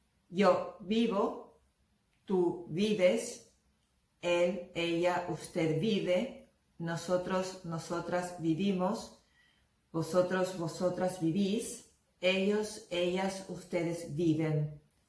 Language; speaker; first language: Spanish; native; Spanish